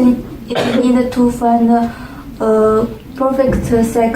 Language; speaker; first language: English; non-native, learner; Chinese